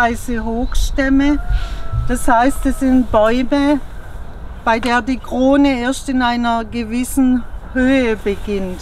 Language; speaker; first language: German; native; German